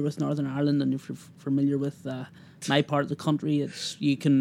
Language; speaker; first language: English; native; English